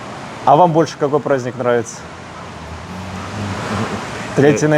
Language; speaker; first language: Russian; native; Russian